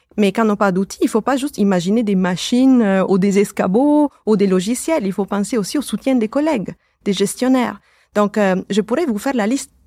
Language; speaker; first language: French; native; French